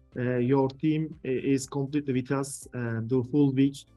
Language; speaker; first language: English; non-native, fluent; Turkish